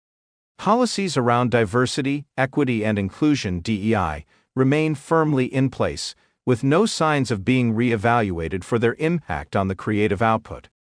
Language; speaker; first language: English; native; English